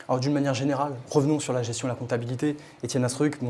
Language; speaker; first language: French; native; French